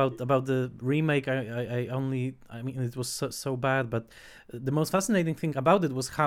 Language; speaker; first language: English; non-native, fluent; Polish